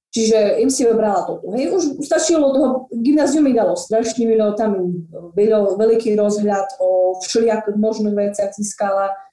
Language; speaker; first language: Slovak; non-native, local second language; Rusyn